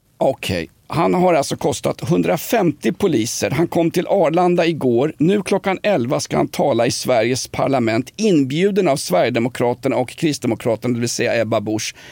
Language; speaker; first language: Swedish; native; Swedish